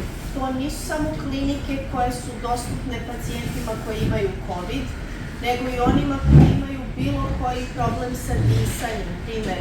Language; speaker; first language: Bosnian; native; Bosnian